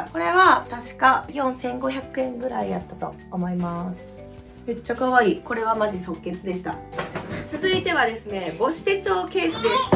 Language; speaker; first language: Japanese; native; Japanese